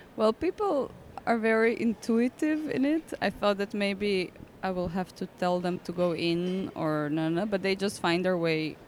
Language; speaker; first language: English; non-native, fluent; Croatian